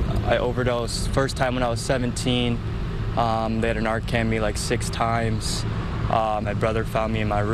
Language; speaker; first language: English; native; English